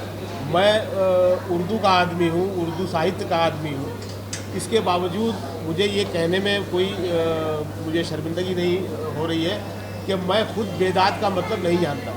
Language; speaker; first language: Hindi; native; Hindi